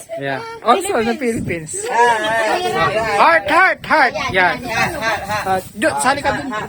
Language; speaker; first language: English; non-native, learner; Filipino